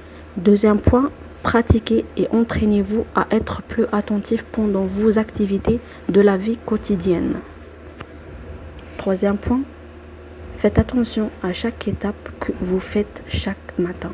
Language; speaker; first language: French; non-native, local second language; Arabic